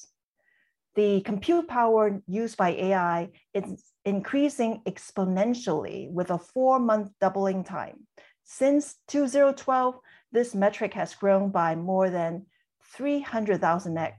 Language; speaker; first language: English; non-native, local second language; Cantonese